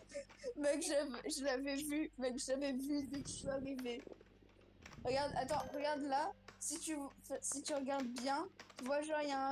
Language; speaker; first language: French; native; French